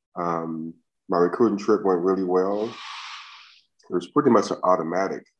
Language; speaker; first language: English; native; English